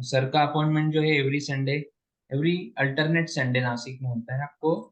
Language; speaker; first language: Hindi; non-native, local second language; Marathi